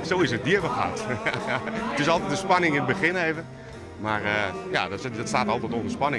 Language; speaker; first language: Dutch; native; Dutch